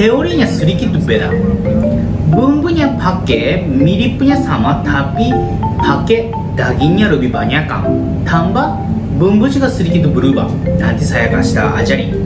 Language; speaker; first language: Indonesian; non-native, learner; Japanese